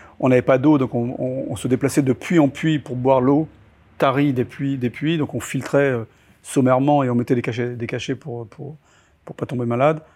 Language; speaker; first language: French; native; French